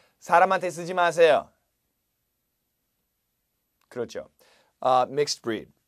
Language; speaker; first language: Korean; non-native, fluent; English